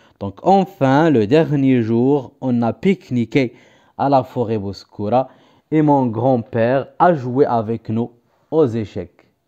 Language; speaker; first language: French; non-native, local second language; Arabic